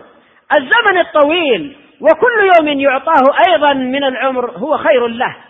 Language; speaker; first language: Arabic; native; Arabic